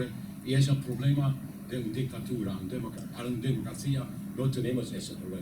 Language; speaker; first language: Spanish; non-native, learner; Dutch